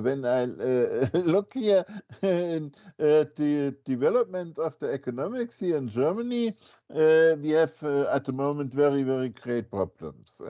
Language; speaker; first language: English; non-native, fluent; German